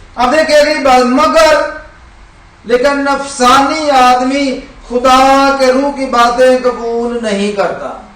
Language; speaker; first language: Urdu; non-native, local second language; Punjabi